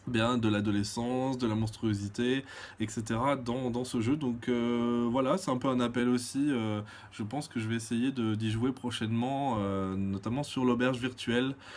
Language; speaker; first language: French; native; French